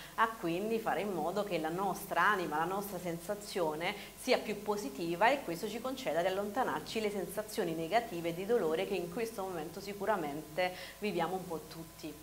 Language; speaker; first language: Italian; native; Italian